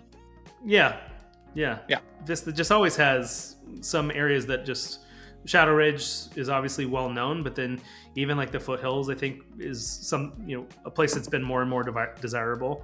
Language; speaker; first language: English; native; English